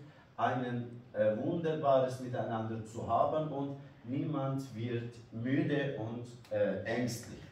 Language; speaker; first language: German; non-native, learner; Kurdish